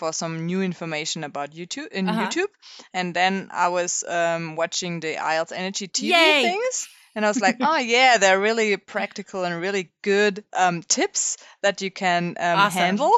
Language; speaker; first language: English; non-native, fluent; German